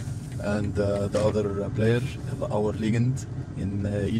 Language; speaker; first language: English; non-native, fluent; Arabic